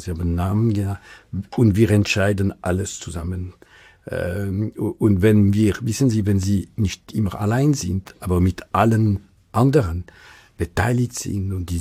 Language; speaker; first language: German; non-native, local second language; French